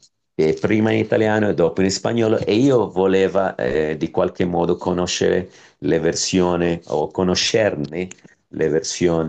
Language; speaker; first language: Italian; non-native, fluent; Spanish